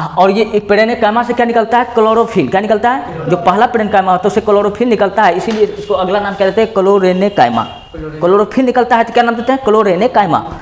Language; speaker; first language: Hindi; native; Hindi